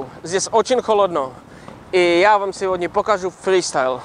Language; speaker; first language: Russian; non-native, learner; Czech